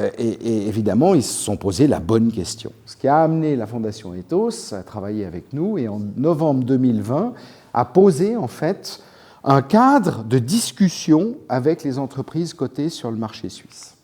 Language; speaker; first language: French; native; French